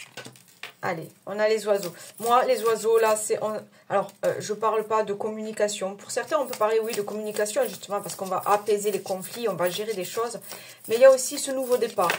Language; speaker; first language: French; native; French